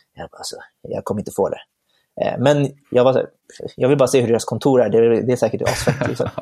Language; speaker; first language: Swedish; early bilingual, other home language; Bangla